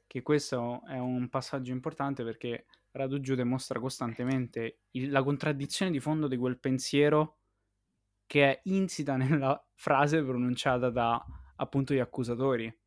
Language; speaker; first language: Italian; native; Italian